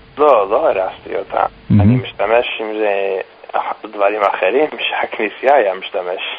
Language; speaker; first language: Hebrew; non-native, fluent; English